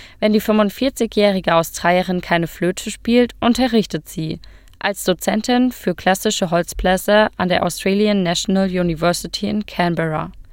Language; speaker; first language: German; native; German